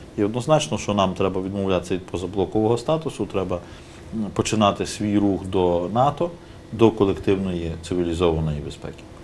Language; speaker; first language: Ukrainian; native; Ukrainian